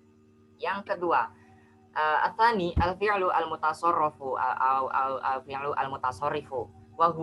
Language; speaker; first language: Arabic; non-native, learner; Indonesian